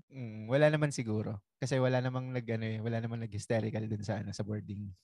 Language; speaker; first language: Filipino; native; Filipino